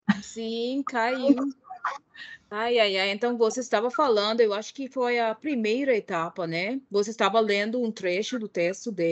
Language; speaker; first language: Portuguese; non-native, fluent; English